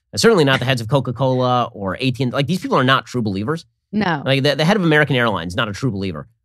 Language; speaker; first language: English; native; English